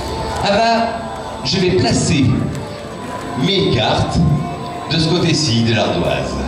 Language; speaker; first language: French; native; French